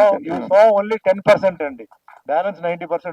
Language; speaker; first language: Telugu; native; Telugu